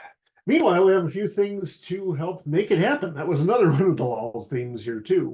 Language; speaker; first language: English; native; English